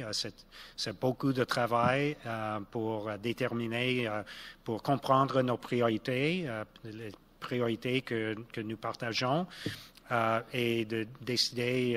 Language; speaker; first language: French; non-native, local second language; English